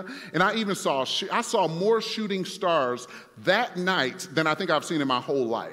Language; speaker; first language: English; native; English